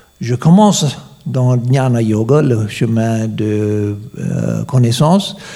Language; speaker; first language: French; non-native, fluent; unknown